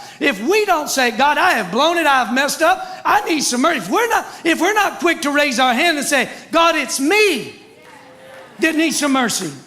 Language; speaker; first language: English; native; English